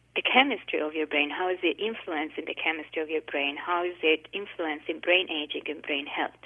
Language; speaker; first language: English; non-native, fluent; Italian